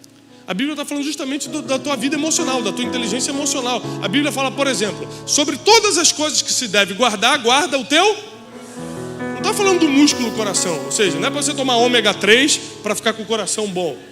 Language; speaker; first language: Portuguese; native; Portuguese